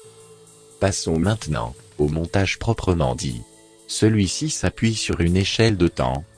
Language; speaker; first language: French; native; French